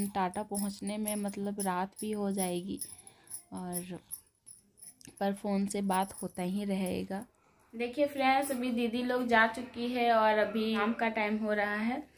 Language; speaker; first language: Hindi; native; Hindi